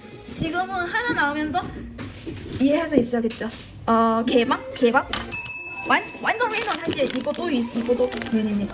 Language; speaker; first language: Korean; non-native, learner; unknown